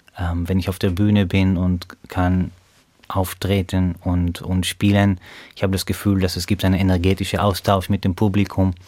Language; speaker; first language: German; non-native, fluent; Hebrew